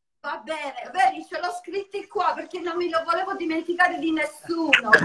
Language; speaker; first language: Italian; early bilingual, heritage; Italian